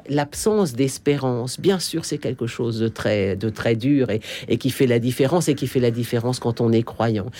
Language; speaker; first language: French; native; French